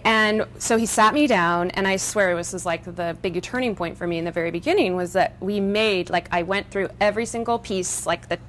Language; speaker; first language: English; native; English